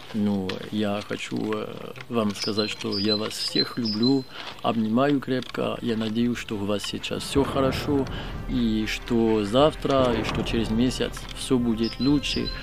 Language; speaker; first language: Russian; non-native, fluent; French